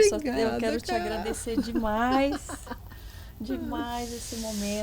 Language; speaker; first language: Portuguese; native; Portuguese